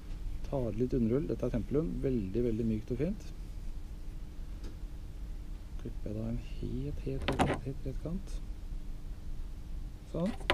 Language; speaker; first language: Norwegian; native; Norwegian